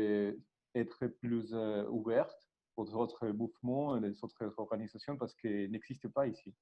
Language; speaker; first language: French; non-native, learner; Spanish